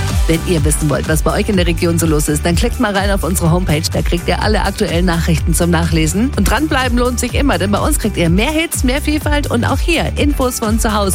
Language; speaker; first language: German; native; German